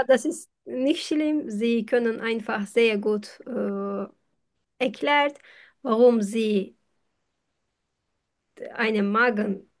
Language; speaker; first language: German; non-native, fluent; Turkish